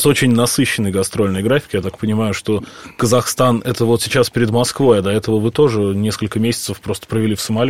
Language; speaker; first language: Russian; native; Russian